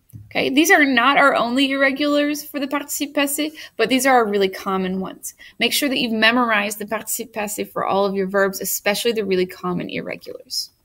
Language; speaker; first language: English; native; English